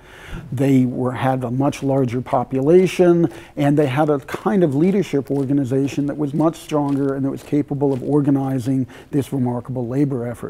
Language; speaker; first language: English; native; English